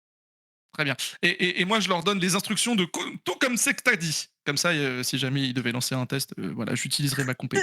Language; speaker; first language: French; native; French